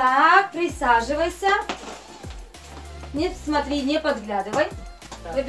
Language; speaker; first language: Russian; native; Russian